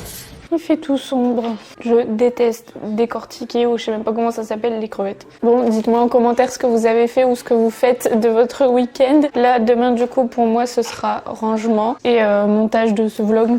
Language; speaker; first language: French; native; French